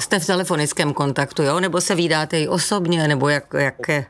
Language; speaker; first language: Czech; native; Czech